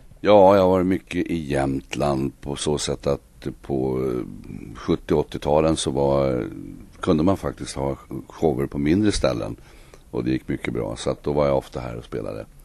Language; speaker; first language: Swedish; native; Swedish